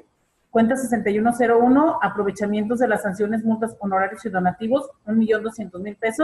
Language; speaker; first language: Spanish; native; Spanish